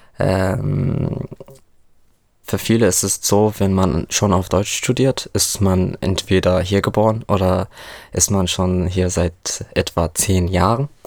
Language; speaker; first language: German; non-native, fluent; Arabic